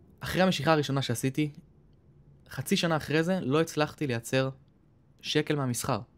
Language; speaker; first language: Hebrew; native; Hebrew